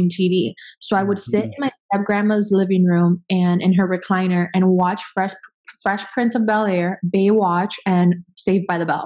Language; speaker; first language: English; early bilingual, other home language; Spanish